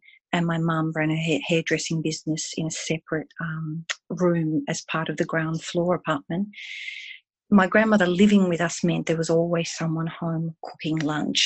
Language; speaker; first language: English; native; English